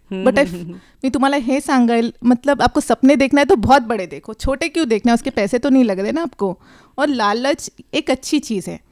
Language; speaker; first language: Hindi; non-native, local second language; Marathi